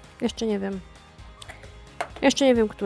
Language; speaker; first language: Polish; native; Polish